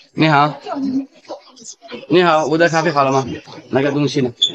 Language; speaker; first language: Chinese; non-native, fluent; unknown